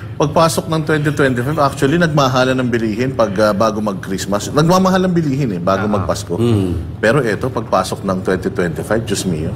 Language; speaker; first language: Filipino; native; Filipino